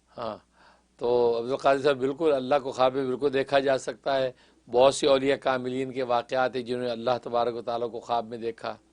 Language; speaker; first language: Urdu; native; Urdu